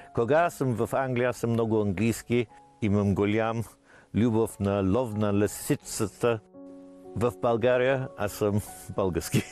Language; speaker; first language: Bulgarian; non-native, learner; English